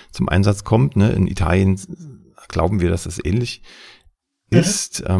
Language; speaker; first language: German; native; German